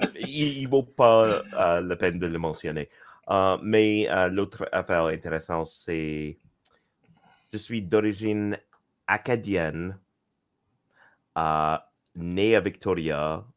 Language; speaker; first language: French; non-native, local second language; English